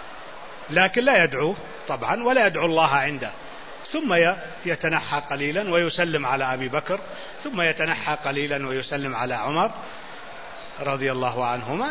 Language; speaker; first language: Arabic; native; Arabic